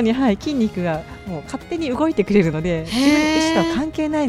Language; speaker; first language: Japanese; native; Japanese